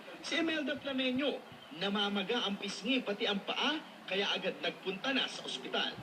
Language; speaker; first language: Filipino; native; Filipino